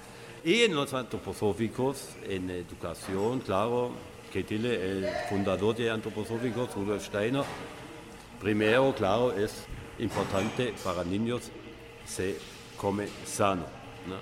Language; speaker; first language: Spanish; non-native, fluent; German